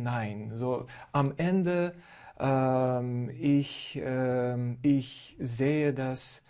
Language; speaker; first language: German; non-native, fluent; Ukrainian